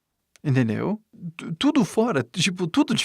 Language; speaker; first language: Portuguese; non-native, fluent; English